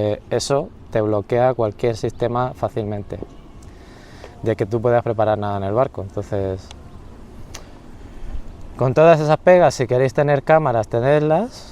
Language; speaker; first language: Spanish; native; Spanish